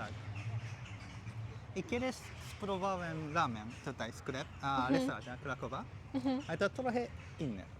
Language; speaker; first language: Polish; non-native, learner; Japanese